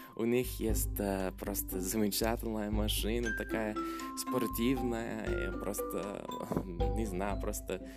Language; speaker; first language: Russian; non-native, fluent; English